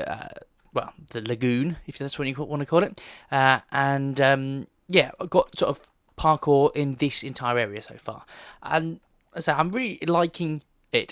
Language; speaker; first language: English; native; English